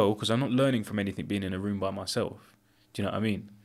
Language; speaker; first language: English; early bilingual, other home language; Greek